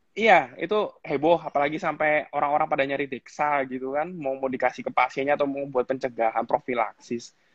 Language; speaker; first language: Indonesian; native; Indonesian